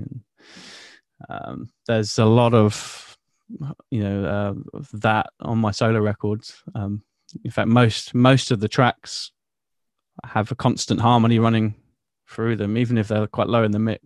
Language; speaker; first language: English; native; English